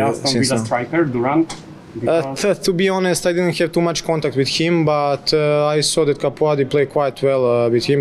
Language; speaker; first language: English; non-native, fluent; Polish